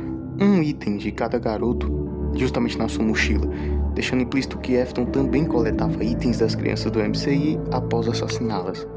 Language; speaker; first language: Portuguese; native; Portuguese